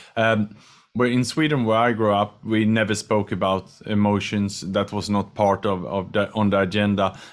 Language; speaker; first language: English; non-native, fluent; Swedish